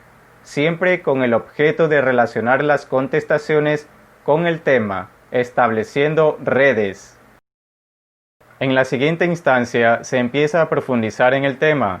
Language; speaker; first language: Spanish; native; Spanish